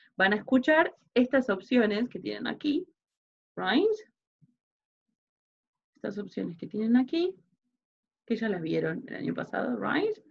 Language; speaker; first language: Spanish; native; Spanish